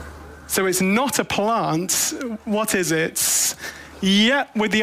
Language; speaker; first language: English; native; English